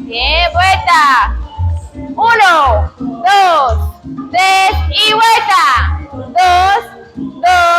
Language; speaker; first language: Spanish; native; Spanish